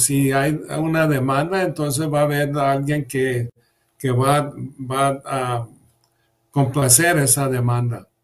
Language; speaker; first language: Spanish; early bilingual, heritage; English